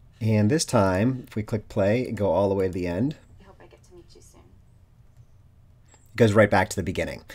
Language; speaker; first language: English; native; English